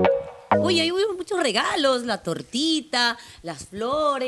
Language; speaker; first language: Spanish; native; Spanish